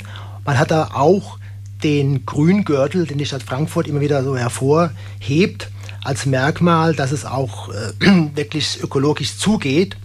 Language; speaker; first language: German; native; German